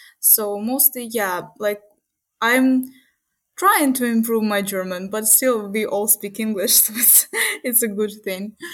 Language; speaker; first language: English; non-native, fluent; Ukrainian